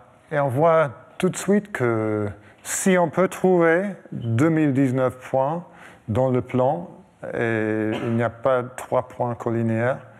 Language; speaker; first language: French; non-native, fluent; English